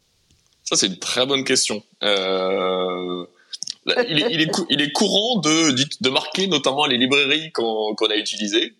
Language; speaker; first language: French; native; French